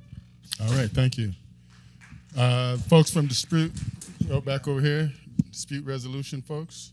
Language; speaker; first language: English; native; English